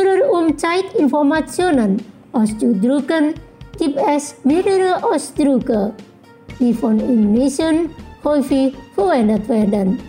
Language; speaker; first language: German; non-native, fluent; Indonesian